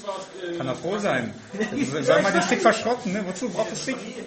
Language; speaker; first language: German; native; German